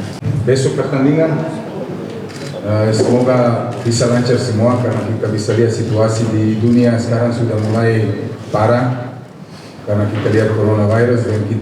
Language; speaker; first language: Indonesian; non-native, fluent; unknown